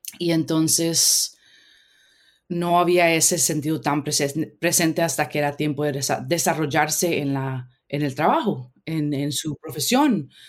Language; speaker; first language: Spanish; early bilingual, heritage; Spanish